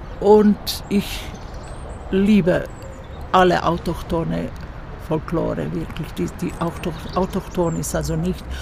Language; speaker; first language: German; non-native, fluent; Croatian